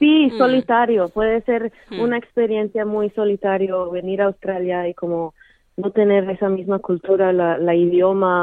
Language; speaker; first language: Spanish; early bilingual, heritage; Spanish